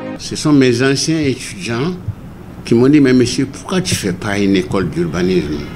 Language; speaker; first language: French; non-native, local second language; Bambara